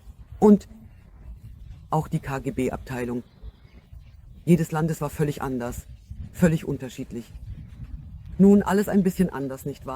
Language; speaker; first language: German; non-native, fluent; Russian